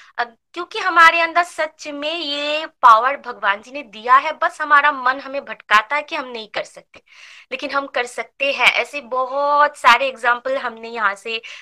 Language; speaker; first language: Hindi; non-native, local second language; Bangla